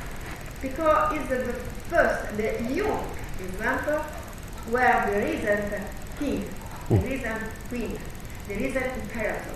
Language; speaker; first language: English; non-native, learner; Italian